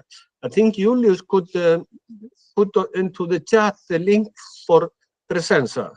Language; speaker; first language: English; non-native, fluent; Icelandic